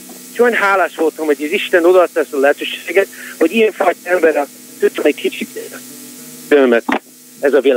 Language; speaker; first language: Hungarian; early bilingual, heritage; Hungarian